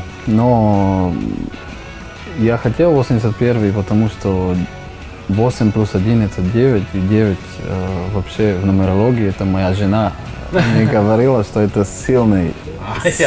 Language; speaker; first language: Russian; non-native, learner; Slovak